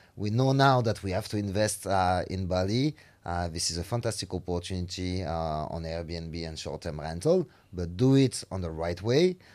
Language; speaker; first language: English; non-native, fluent; French